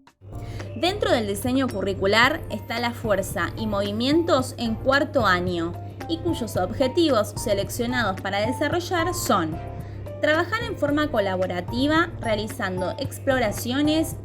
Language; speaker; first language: Spanish; native; Spanish